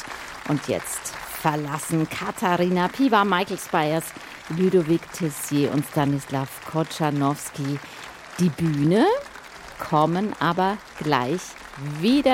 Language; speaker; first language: German; native; German